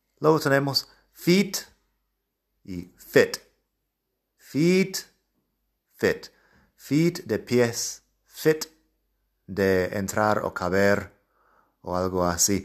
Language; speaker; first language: Spanish; non-native, fluent; English